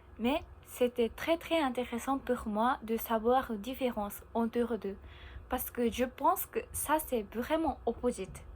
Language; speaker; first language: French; non-native, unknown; Japanese